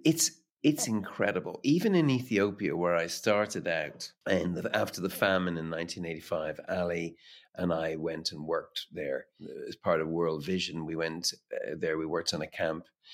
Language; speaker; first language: English; native; English